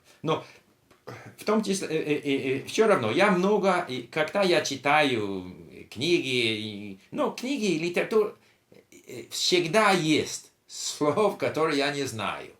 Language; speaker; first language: Russian; non-native, learner; English